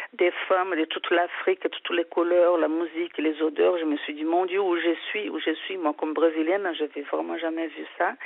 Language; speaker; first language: French; non-native, fluent; Portuguese